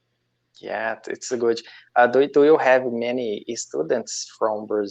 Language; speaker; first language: English; non-native, learner; Portuguese